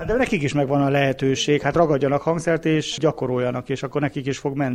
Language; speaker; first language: Hungarian; native; Hungarian